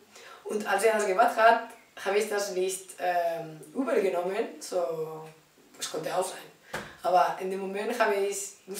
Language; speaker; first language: German; non-native, learner; Spanish